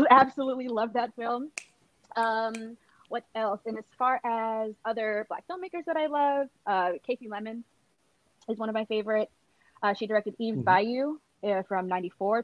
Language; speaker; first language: English; native; English